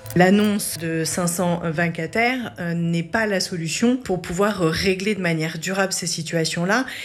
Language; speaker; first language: French; native; French